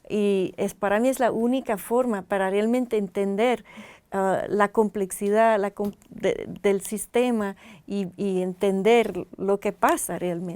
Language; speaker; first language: Spanish; non-native, fluent; French